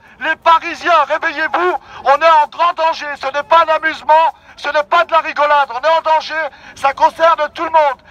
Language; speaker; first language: French; native; French